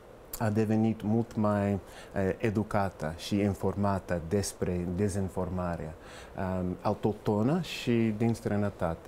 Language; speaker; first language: Romanian; non-native, fluent; English